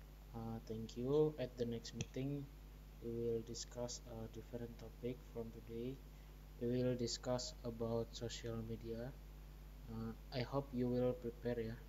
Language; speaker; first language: English; non-native, learner; Indonesian